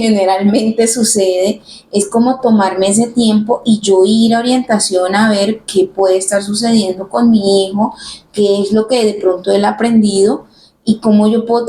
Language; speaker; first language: Spanish; native; Spanish